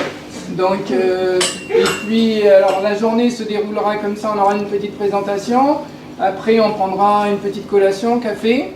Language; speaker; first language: French; native; French